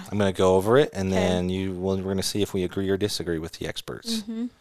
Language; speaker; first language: English; native; English